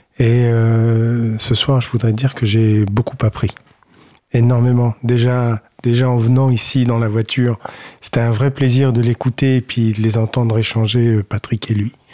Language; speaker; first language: French; early bilingual, other home language; Kabyle